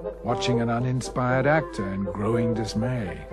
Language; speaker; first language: English; native; English